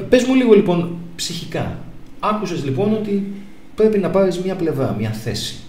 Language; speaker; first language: Greek; native; Greek